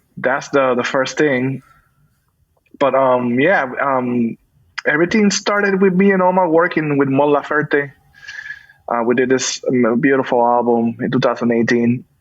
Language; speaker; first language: English; non-native, fluent; Spanish